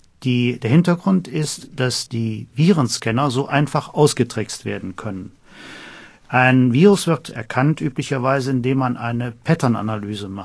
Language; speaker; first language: German; native; German